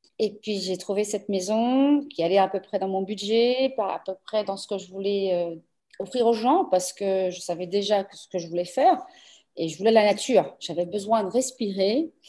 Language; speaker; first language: French; early bilingual, other home language; Portuguese